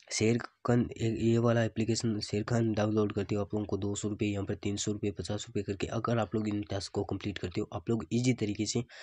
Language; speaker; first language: Hindi; native; Hindi